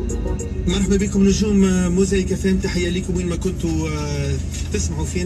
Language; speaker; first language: Arabic; native; Arabic